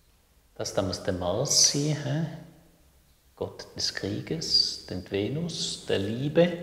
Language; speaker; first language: German; native; German